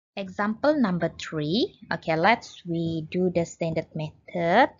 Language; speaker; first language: English; non-native, local second language; Malay